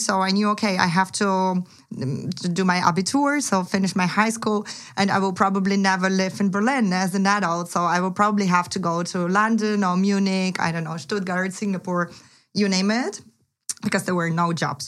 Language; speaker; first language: English; non-native, fluent; Ukrainian